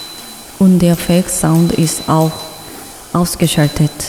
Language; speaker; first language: German; non-native, learner; Korean